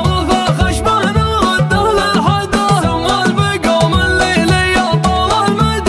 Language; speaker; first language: Arabic; native; Arabic